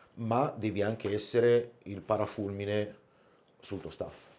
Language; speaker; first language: Italian; native; Italian